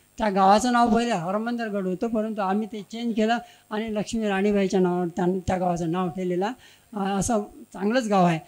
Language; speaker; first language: Marathi; native; Marathi